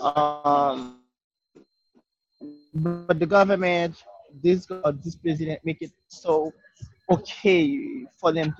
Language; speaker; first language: English; non-native, fluent; Haitian Creole